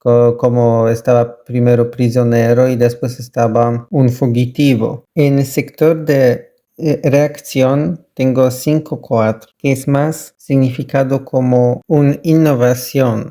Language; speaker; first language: Spanish; non-native, learner; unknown